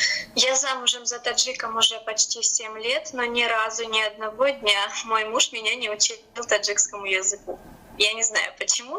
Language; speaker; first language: Russian; native; Russian